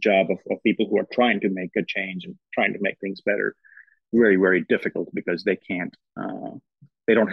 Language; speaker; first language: English; non-native, local second language; Gujarati